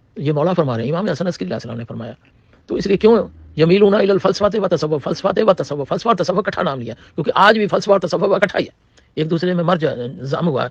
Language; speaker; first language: Urdu; non-native, local second language; Punjabi